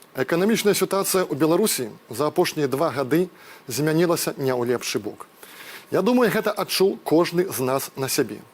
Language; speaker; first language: Belarusian; non-native, local second language; Russian